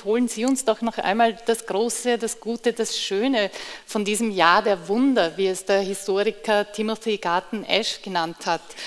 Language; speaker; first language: German; native; German